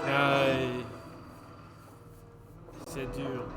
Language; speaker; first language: French; non-native, local second language; German